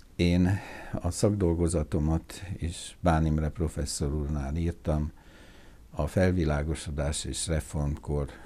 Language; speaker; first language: Hungarian; native; Hungarian